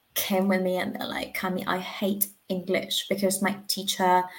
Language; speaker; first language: English; non-native, fluent; Spanish